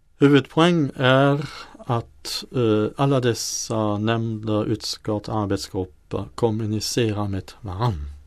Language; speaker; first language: Swedish; non-native, fluent; French